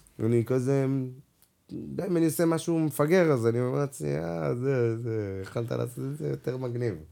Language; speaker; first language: Hebrew; non-native, local second language; Arabic